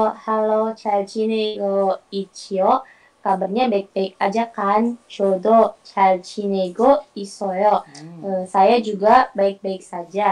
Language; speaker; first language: Korean; non-native, learner; Indonesian